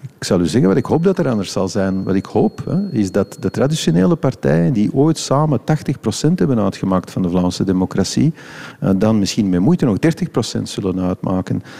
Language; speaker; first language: Dutch; native; Dutch